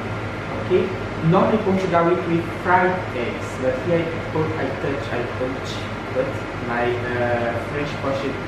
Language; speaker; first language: English; non-native, learner; Portuguese